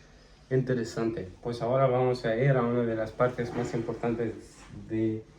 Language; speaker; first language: Spanish; non-native, fluent; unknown